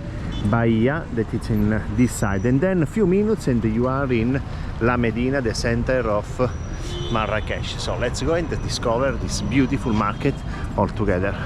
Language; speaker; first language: English; non-native, fluent; Italian